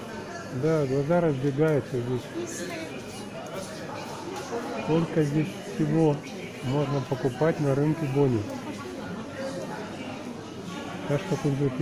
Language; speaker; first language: Russian; native; Russian